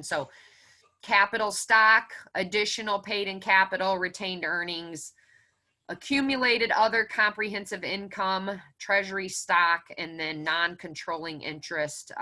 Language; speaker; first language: English; native; English